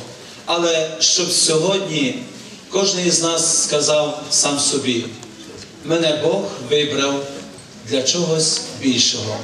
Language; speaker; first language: Ukrainian; native; Ukrainian